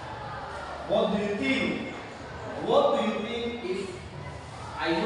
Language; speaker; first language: English; non-native, learner; Indonesian